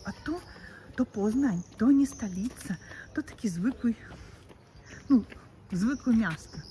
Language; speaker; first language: Polish; non-native, learner; Russian